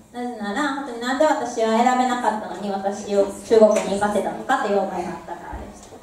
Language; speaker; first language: Japanese; native; Japanese